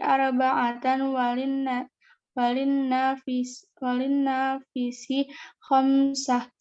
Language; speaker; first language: Arabic; non-native, learner; Indonesian